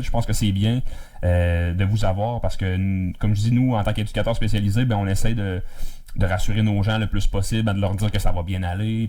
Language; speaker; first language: French; native; French